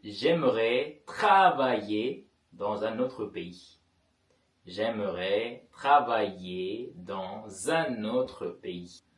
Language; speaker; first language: French; non-native, fluent; Tamil